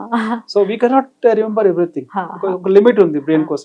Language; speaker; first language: Telugu; non-native, fluent; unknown